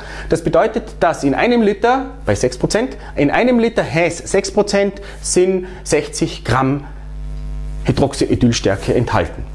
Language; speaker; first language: German; native; German